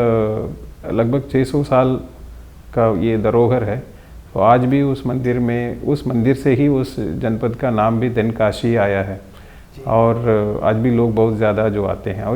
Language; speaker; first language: Hindi; non-native, local second language; Tamil